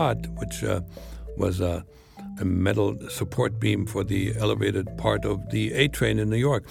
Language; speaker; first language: English; non-native, fluent; German